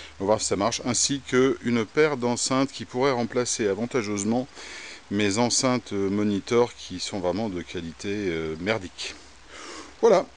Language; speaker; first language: French; native; French